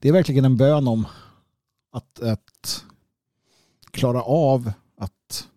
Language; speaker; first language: Swedish; native; Swedish